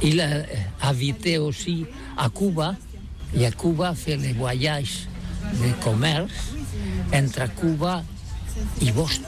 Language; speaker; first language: French; non-native, learner; Catalan